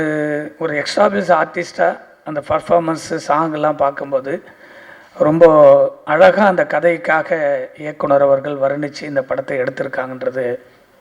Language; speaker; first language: Tamil; native; Tamil